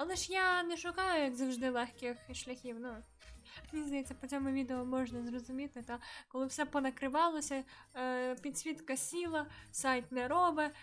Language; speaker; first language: Ukrainian; native; Ukrainian